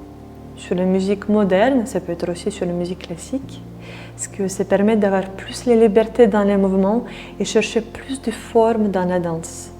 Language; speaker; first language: French; non-native, fluent; Russian